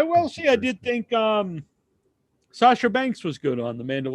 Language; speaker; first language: English; native; English